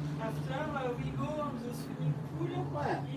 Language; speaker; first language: English; non-native, learner; French